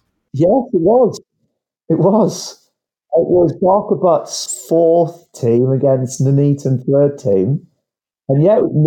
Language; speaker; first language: English; native; English